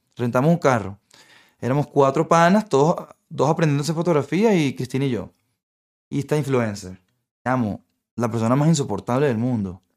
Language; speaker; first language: Spanish; native; Spanish